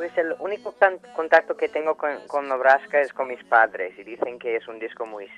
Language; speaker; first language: Spanish; non-native, fluent; English